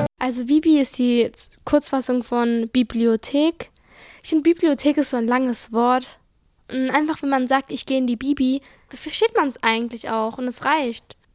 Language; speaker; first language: German; early bilingual, other home language; Arabic